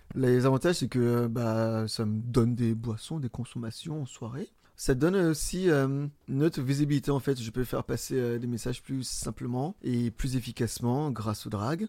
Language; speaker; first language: French; early bilingual, other home language; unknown